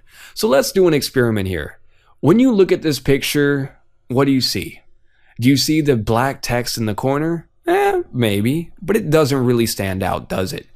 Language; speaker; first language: English; native; English